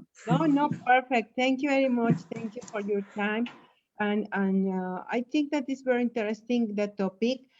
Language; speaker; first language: English; non-native, learner; Spanish